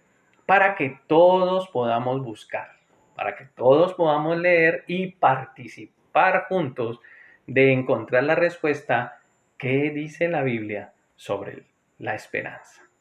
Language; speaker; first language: Spanish; native; Spanish